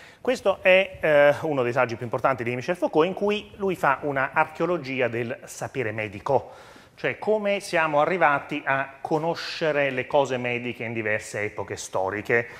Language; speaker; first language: Italian; native; Italian